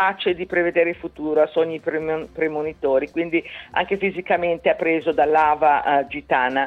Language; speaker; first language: Italian; native; Italian